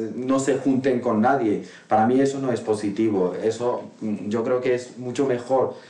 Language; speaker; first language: Spanish; non-native, fluent; Arabic